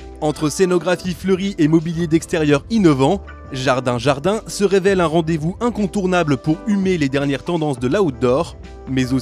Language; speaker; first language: French; native; French